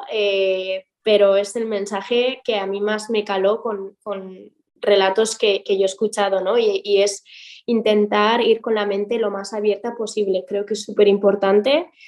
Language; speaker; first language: Spanish; native; Spanish